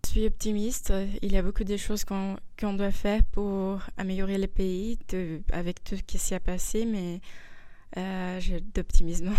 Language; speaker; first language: French; non-native, learner; Portuguese